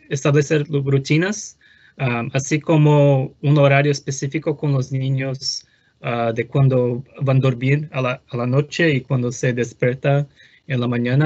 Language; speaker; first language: Spanish; non-native, fluent; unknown